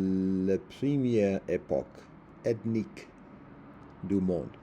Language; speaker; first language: French; non-native, learner; English